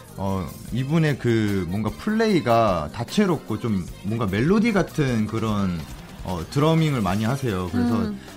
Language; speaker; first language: Korean; native; Korean